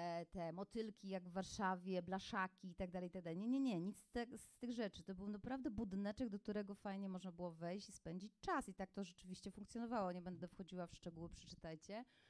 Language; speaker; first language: Polish; native; Polish